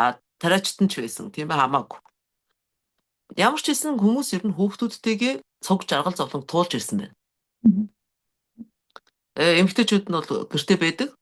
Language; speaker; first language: Mongolian; native; Mongolian